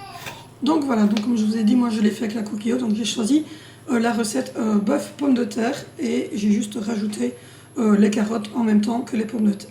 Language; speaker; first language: French; native; French